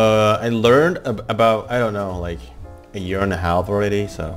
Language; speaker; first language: English; non-native, fluent; Indonesian